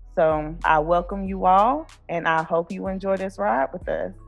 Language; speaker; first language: English; native; English